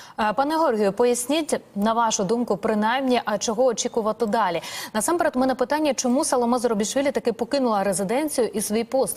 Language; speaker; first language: Ukrainian; native; Ukrainian